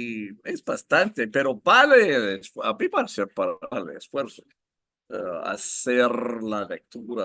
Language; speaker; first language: Spanish; non-native, fluent; English